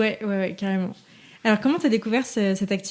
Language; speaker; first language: French; native; French